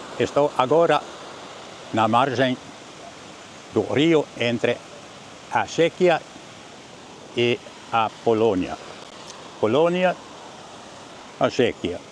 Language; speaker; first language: Portuguese; non-native, learner; Finnish